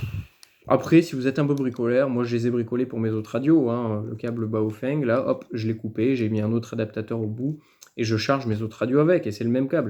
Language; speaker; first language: French; native; French